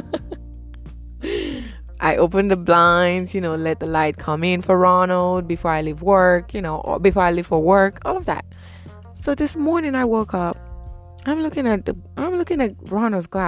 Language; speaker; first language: English; non-native, local second language; Yoruba